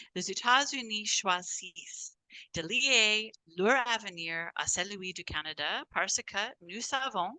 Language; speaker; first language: French; non-native, fluent; English